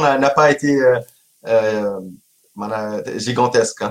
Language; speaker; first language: French; non-native, local second language; Arabic